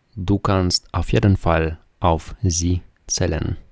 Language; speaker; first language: German; non-native, fluent; Ukrainian